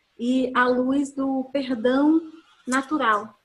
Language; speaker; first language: Portuguese; native; Portuguese